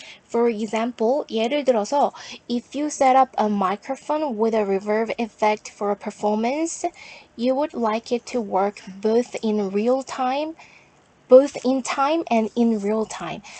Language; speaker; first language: English; non-native, fluent; Korean